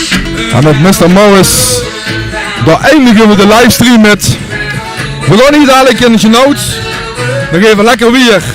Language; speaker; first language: Dutch; native; Dutch